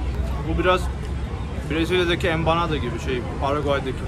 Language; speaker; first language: Turkish; native; Turkish